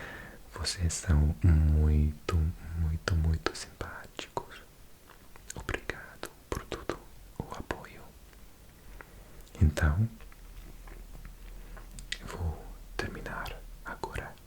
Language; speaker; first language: Portuguese; non-native, fluent; English